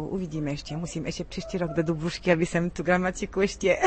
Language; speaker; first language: Czech; early bilingual, heritage; Arabic